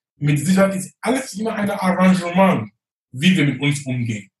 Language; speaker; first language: German; non-native, fluent; English